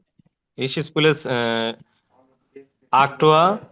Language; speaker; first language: German; non-native, learner; Bangla